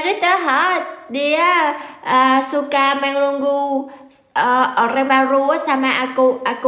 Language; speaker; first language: Indonesian; non-native, learner; Vietnamese